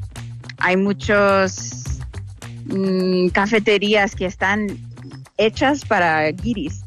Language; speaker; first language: Spanish; non-native, fluent; English